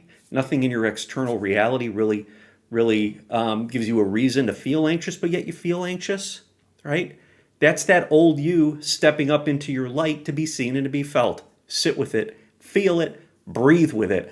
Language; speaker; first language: English; native; English